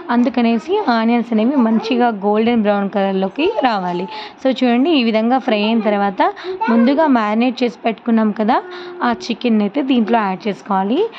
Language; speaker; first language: Telugu; non-native, local second language; Urdu